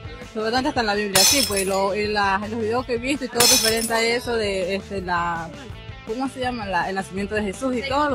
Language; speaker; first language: Spanish; native; Spanish